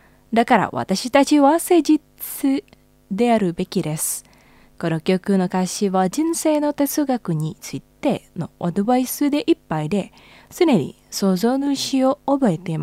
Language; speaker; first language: Japanese; non-native, fluent; Indonesian